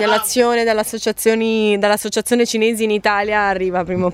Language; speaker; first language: Italian; native; Italian